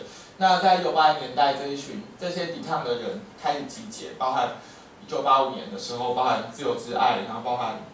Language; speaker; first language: Chinese; native; Chinese